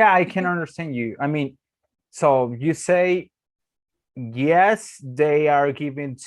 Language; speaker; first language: English; non-native, learner; Spanish